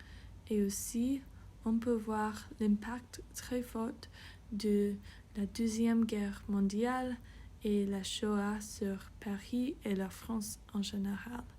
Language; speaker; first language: French; non-native, fluent; English